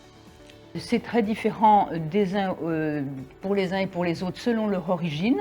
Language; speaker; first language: French; native; French